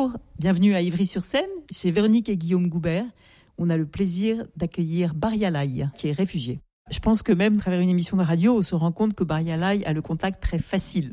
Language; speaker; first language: French; native; French